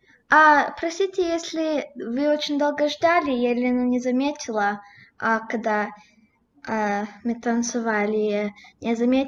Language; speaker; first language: Russian; early bilingual, heritage; Russian